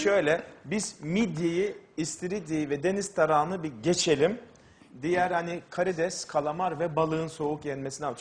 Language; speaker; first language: Turkish; native; Turkish